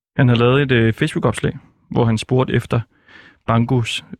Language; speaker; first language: Danish; non-native, local second language; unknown